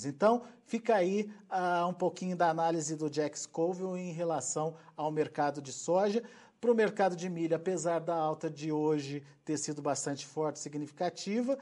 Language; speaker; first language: Portuguese; native; Portuguese